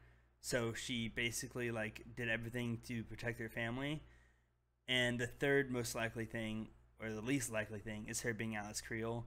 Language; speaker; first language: English; native; English